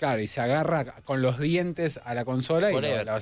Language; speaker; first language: Spanish; native; Spanish